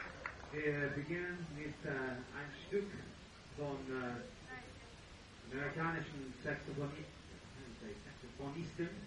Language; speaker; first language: German; non-native, learner; English